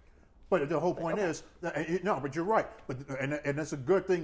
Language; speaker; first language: English; native; English